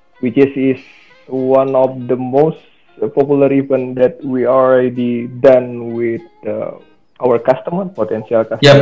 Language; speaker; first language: English; non-native, learner; Indonesian